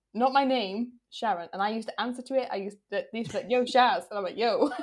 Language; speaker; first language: English; native; English